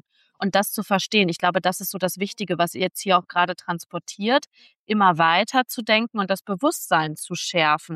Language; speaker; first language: German; native; German